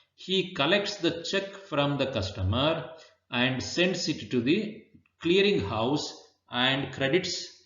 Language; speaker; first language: English; non-native, local second language; Kannada